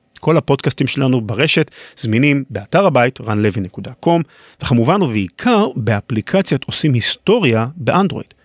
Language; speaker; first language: Hebrew; native; Hebrew